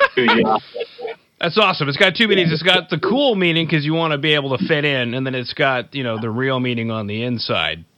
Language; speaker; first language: English; native; English